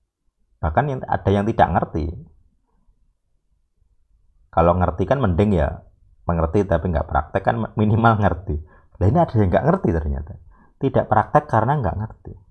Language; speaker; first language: Indonesian; native; Indonesian